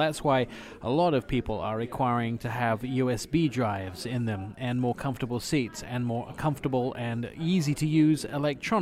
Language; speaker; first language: English; native; English